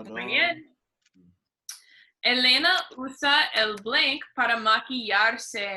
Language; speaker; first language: Spanish; non-native, fluent; English